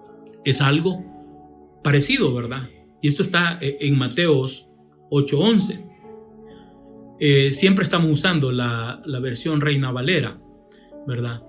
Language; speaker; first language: Spanish; native; Spanish